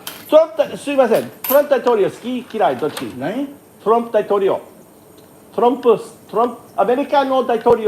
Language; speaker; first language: Japanese; non-native, learner; English